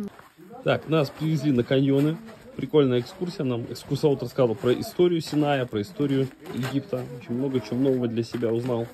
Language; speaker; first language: Russian; native; Russian